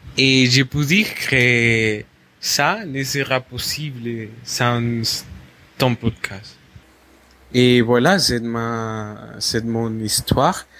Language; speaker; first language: French; non-native, learner; Spanish